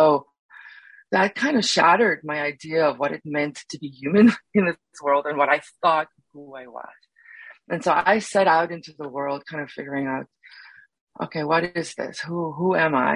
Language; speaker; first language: English; non-native, local second language; Afrikaans